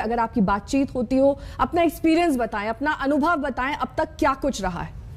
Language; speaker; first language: Hindi; native; Hindi